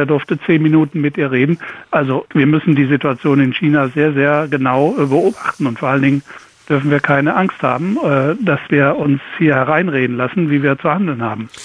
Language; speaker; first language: German; native; German